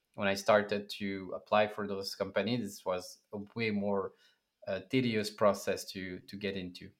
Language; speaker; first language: English; non-native, fluent; French